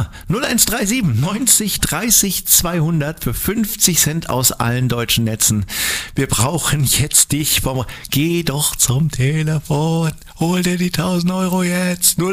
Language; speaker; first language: German; native; German